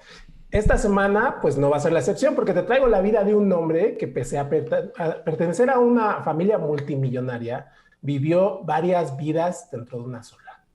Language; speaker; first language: Spanish; native; Spanish